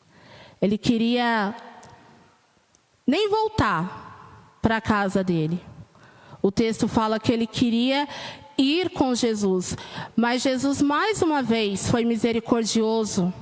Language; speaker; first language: Portuguese; native; Portuguese